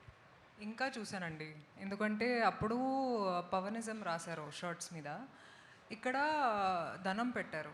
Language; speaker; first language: Telugu; non-native, local second language; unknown